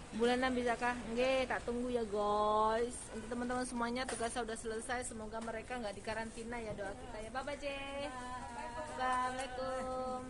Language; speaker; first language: Indonesian; non-native, local second language; Javanese